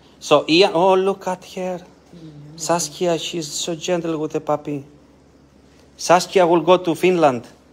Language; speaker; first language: English; non-native, fluent; Greek